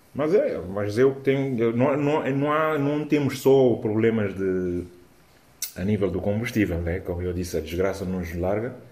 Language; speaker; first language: Portuguese; non-native, local second language; Upper Guinea Crioulo